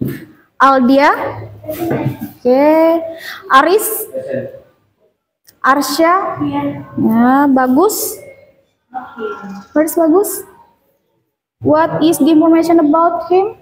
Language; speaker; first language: English; non-native, learner; Indonesian